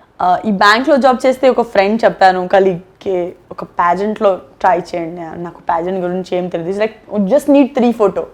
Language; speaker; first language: Telugu; non-native, learner; Gujarati